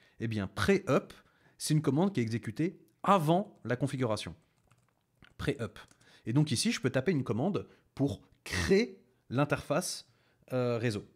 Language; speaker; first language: French; native; French